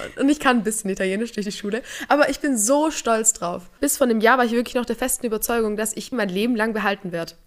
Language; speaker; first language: German; native; German